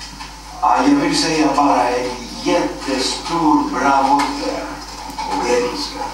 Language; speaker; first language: Swedish; non-native, fluent; Greek